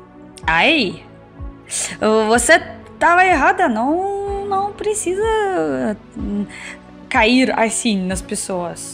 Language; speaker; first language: Portuguese; non-native, learner; Russian